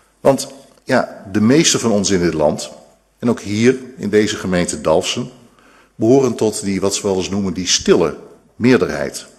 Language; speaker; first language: Dutch; native; Dutch